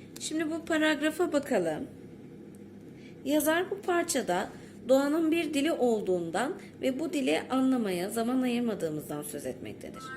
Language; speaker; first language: Turkish; native; Turkish